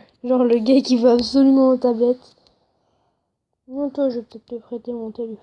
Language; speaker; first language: French; native; French